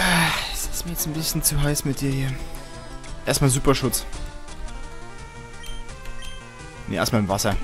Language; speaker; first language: German; native; German